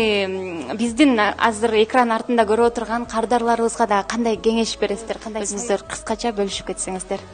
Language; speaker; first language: Kyrgyz; native; Kyrgyz